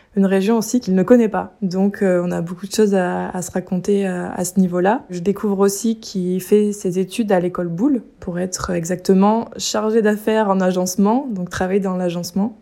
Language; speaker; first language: French; native; French